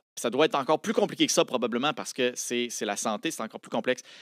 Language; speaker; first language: French; native; French